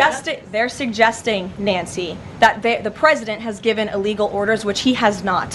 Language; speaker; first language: English; native; English